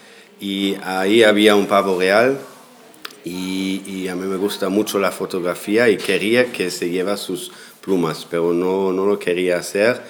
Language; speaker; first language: Spanish; non-native, fluent; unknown